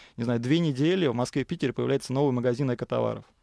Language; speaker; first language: Russian; native; Russian